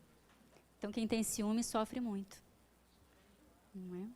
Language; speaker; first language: Portuguese; native; Portuguese